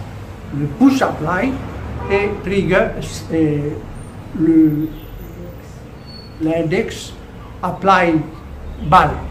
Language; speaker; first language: French; non-native, learner; Morisyen